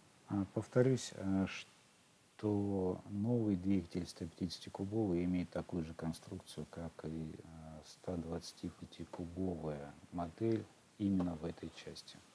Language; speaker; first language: Russian; native; Russian